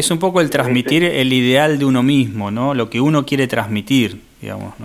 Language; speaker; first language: Spanish; native; Spanish